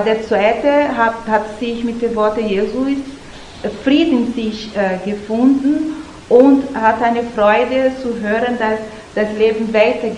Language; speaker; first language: German; non-native, learner; Portuguese